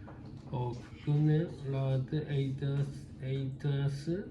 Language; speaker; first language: Dutch; non-native, learner; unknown